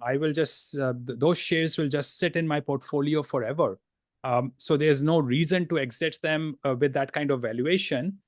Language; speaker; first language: English; non-native, fluent; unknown